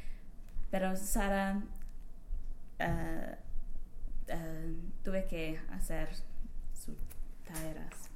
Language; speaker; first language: Spanish; non-native, learner; English